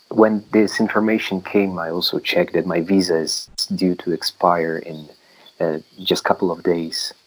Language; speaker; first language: English; non-native, fluent; Polish